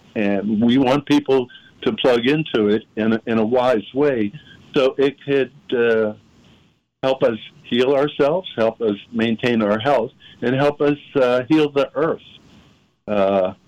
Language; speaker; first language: English; native; English